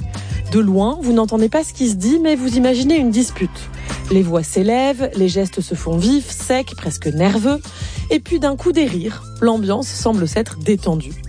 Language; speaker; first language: French; native; French